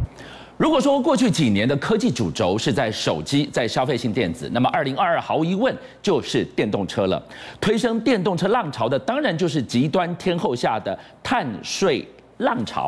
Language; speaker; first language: Chinese; native; Chinese